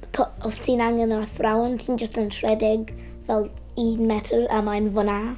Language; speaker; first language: Welsh; non-native, local second language; English